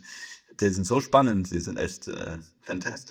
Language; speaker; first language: German; non-native, fluent; English